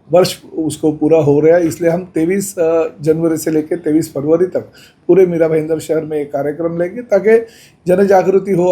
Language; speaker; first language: Hindi; non-native, local second language; Marathi